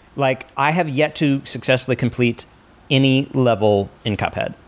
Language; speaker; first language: English; native; English